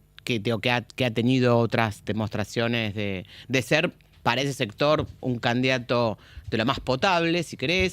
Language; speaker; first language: Spanish; native; Spanish